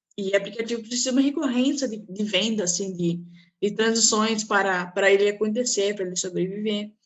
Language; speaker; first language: Portuguese; non-native, fluent; Arabic